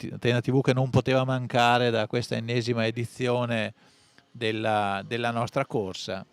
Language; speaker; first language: Italian; native; Italian